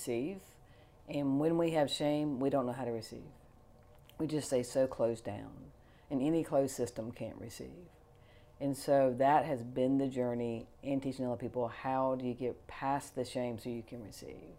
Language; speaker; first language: English; native; English